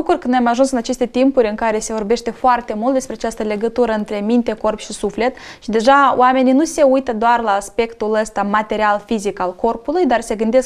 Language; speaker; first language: Romanian; native; Romanian